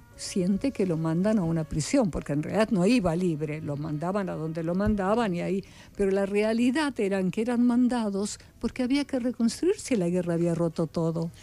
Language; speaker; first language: Spanish; early bilingual, other home language; Ukrainian